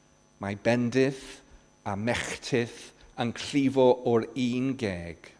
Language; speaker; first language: Welsh; non-native, fluent; English